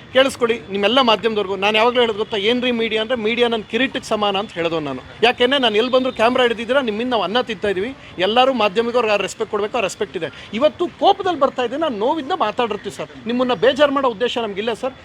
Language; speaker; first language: Kannada; native; Kannada